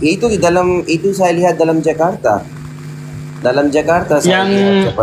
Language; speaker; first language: Indonesian; non-native, learner; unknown